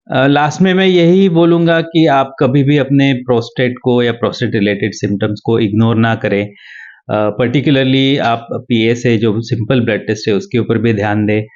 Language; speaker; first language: Hindi; non-native, local second language; Marathi